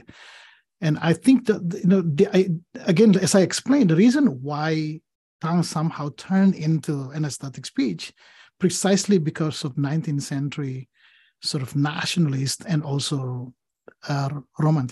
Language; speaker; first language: English; non-native, fluent; Indonesian